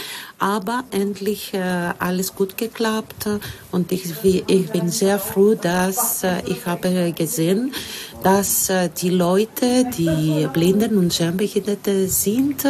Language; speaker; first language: German; non-native, learner; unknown